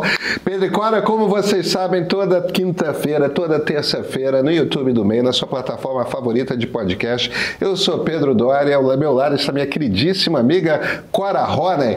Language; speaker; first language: Portuguese; native; Portuguese